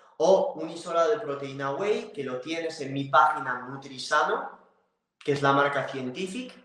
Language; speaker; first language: Spanish; non-native, fluent; French